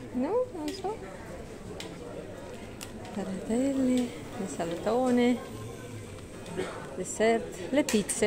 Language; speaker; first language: Italian; non-native, learner; Russian